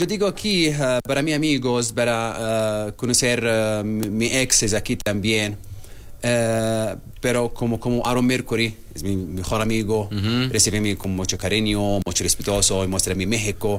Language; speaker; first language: Spanish; non-native, learner; Arabic